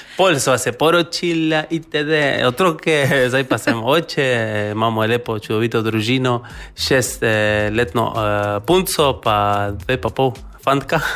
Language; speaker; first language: Slovenian; non-native, fluent; Spanish